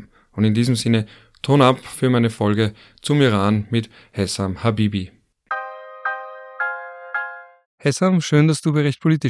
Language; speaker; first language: German; native; German